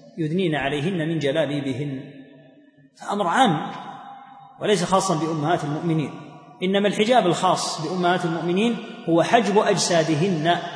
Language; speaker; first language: Arabic; native; Arabic